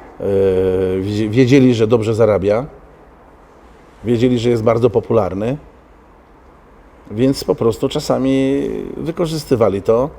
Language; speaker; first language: Polish; native; Polish